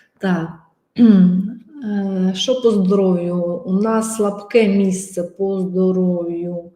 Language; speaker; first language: Ukrainian; non-native, local second language; Russian